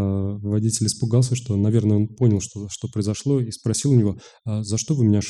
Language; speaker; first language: Russian; native; Russian